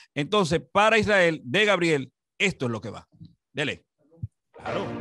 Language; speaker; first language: Spanish; native; Spanish